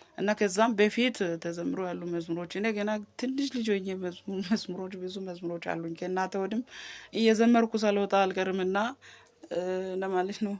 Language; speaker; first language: Amharic; non-native, local second language; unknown